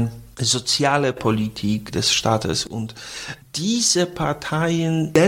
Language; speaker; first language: German; non-native, fluent; Polish